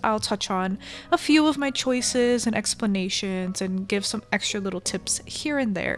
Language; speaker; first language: English; native; English